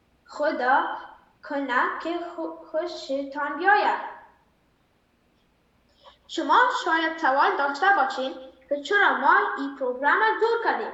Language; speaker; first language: Persian; early bilingual, heritage; Persian